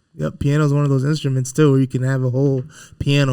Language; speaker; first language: English; native; English